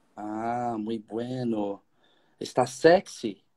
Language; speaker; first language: Spanish; non-native, learner; Portuguese